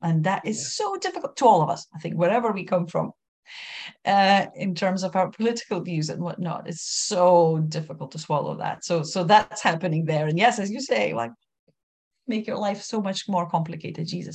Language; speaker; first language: English; non-native, fluent; Lithuanian